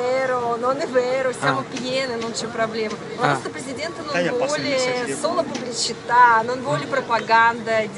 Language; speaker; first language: Italian; non-native, learner; Russian